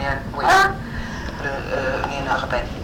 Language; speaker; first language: French; non-native, fluent; Finnish